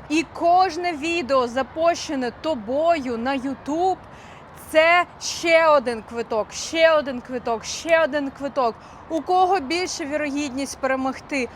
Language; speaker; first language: Ukrainian; non-native, local second language; Russian